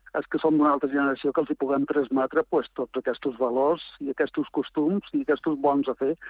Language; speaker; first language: Catalan; native; Catalan